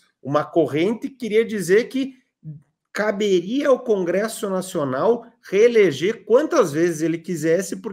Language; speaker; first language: Portuguese; native; Portuguese